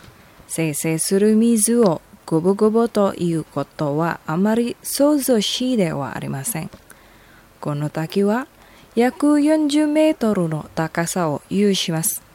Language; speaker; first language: Japanese; non-native, fluent; Indonesian